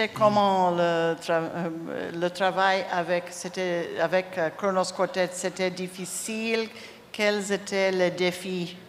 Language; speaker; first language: French; non-native, fluent; English